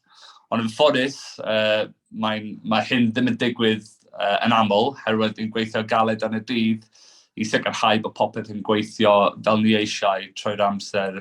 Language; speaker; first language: Welsh; non-native, local second language; English